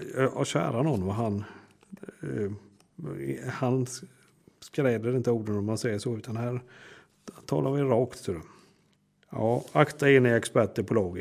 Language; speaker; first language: Swedish; native; Swedish